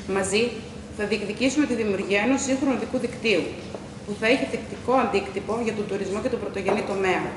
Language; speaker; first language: Greek; early bilingual, heritage; Greek